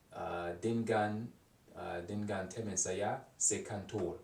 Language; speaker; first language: Indonesian; non-native, learner; English